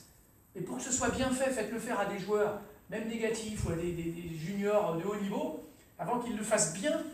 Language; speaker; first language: French; native; French